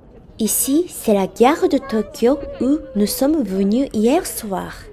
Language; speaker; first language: French; non-native, fluent; Japanese